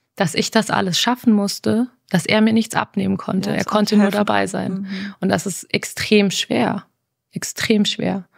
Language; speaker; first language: German; native; German